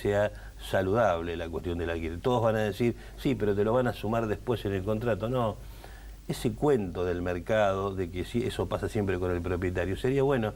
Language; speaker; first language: Spanish; native; Spanish